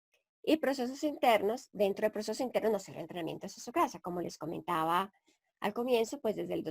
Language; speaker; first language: Spanish; native; Spanish